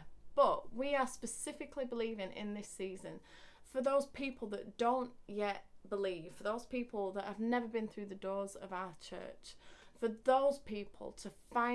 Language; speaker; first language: English; native; English